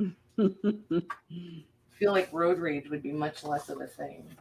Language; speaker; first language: English; native; English